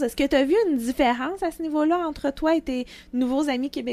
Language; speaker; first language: French; native; French